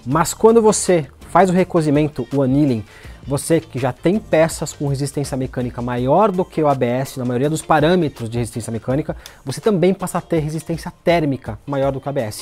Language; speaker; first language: Portuguese; native; Portuguese